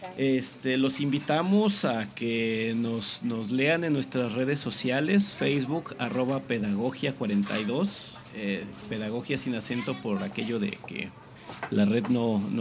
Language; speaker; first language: Spanish; native; Spanish